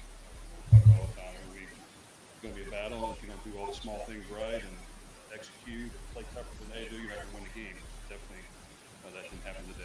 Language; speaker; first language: English; native; English